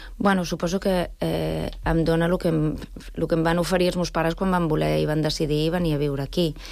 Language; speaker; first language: Catalan; non-native, local second language; Spanish